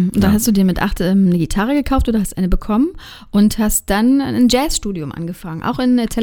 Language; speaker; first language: German; native; German